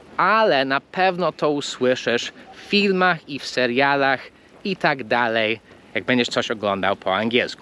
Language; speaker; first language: Polish; non-native, fluent; English